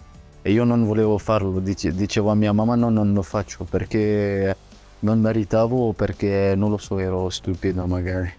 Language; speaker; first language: Italian; non-native, fluent; French